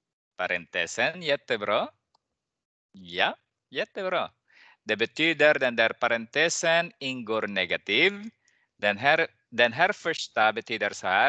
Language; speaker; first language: Swedish; non-native, fluent; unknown